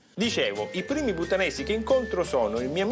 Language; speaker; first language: Italian; native; Italian